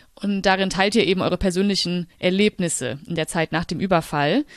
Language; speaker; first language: German; native; German